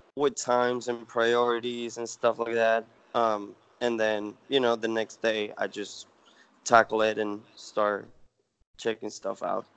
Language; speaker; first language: English; non-native, fluent; Spanish